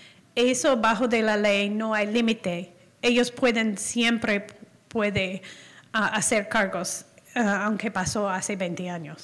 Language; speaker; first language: Spanish; non-native, fluent; English